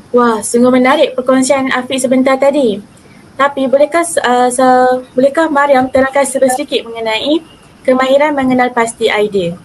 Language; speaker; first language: Malay; native; Malay